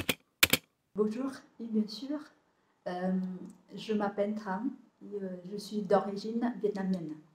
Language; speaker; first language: French; non-native, fluent; Vietnamese